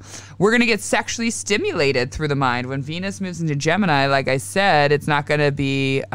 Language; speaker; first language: English; native; English